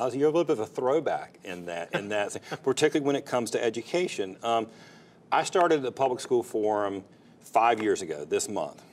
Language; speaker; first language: English; native; English